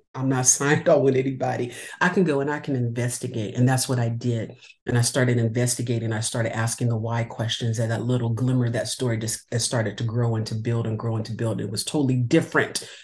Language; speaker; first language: English; native; English